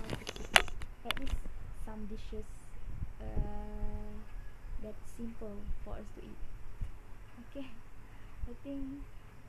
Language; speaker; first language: English; non-native, local second language; Malay